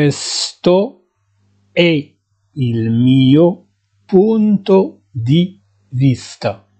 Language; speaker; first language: Italian; non-native, fluent; Arabic